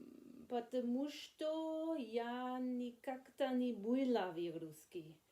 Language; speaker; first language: Russian; non-native, learner; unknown